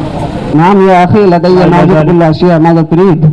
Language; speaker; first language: Arabic; non-native, learner; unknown